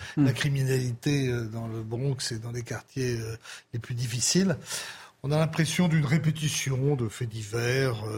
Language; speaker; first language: French; non-native, fluent; English